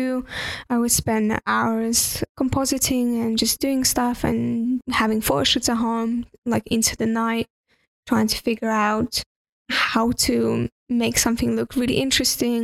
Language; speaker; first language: English; non-native, fluent; Russian